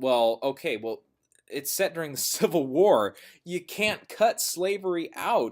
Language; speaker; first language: English; native; English